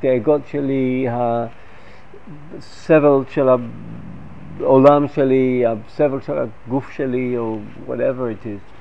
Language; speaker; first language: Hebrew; non-native, fluent; English